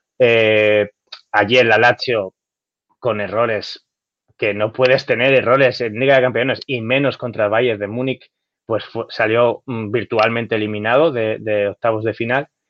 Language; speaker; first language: Spanish; native; Spanish